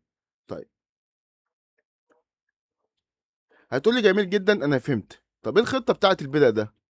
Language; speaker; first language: Arabic; native; Arabic